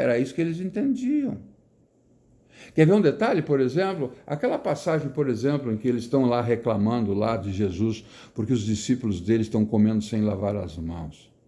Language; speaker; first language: Portuguese; native; Portuguese